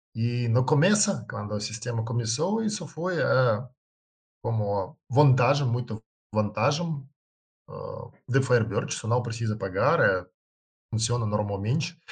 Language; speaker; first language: Portuguese; non-native, learner; Russian